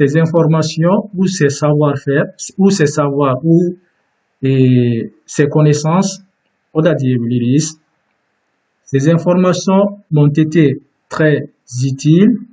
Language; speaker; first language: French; non-native, fluent; Turkish